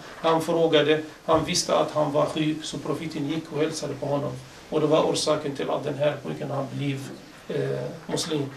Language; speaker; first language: Swedish; non-native, fluent; Arabic